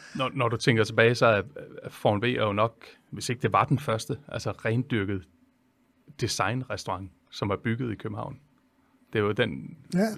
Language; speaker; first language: Danish; native; Danish